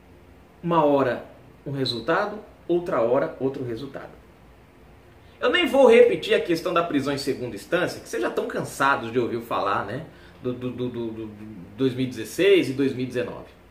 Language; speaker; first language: Portuguese; native; Portuguese